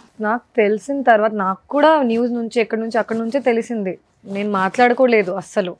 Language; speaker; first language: Telugu; non-native, local second language; Hindi